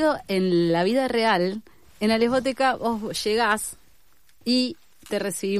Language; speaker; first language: Spanish; native; Spanish